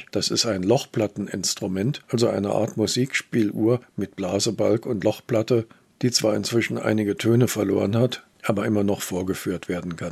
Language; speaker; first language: German; native; German